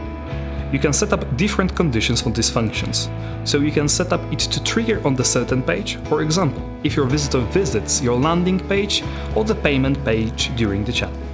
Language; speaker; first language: English; non-native, fluent; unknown